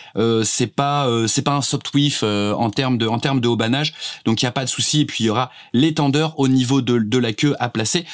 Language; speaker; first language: French; native; French